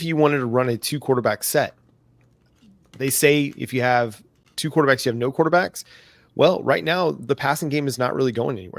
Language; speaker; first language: English; native; English